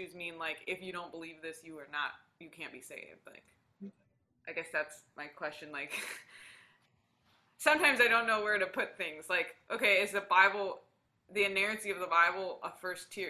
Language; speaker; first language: English; native; English